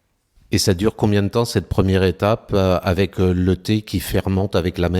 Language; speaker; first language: French; native; French